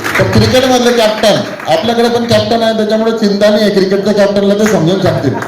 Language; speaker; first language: Marathi; non-native, local second language; Haryanvi